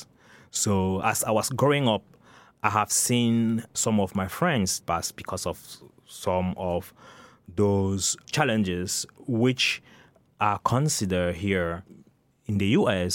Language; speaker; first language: English; non-native, local second language; French